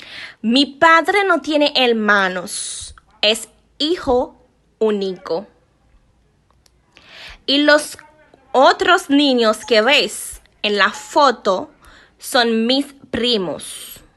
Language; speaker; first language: Spanish; non-native, learner; Haitian Creole